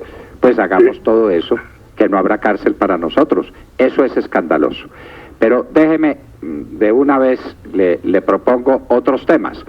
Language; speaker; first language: Spanish; native; Spanish